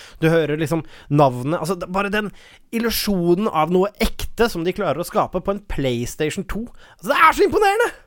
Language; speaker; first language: Norwegian; native; Norwegian